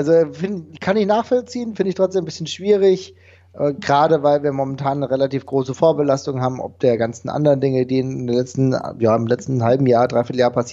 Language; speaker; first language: German; native; German